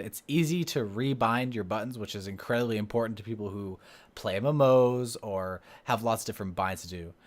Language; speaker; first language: English; native; English